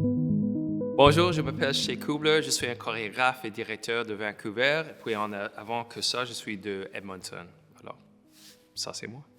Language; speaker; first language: French; non-native, local second language; English